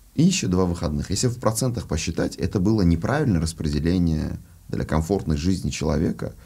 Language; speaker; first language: Russian; non-native, local second language; Uzbek